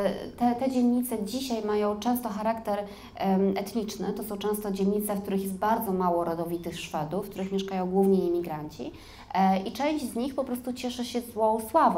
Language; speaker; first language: Polish; native; Polish